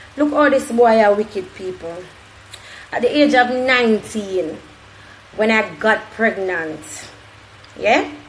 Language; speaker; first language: English; native; English